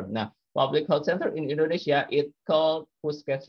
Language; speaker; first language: English; non-native, learner; Indonesian